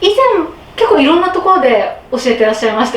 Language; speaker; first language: Japanese; native; Japanese